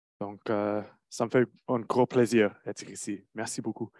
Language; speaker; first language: French; non-native, learner; English